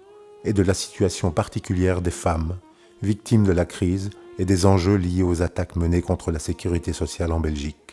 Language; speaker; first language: French; native; French